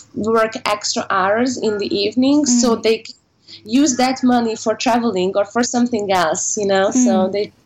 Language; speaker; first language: English; non-native, fluent; Hungarian